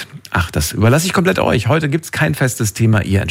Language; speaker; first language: German; native; German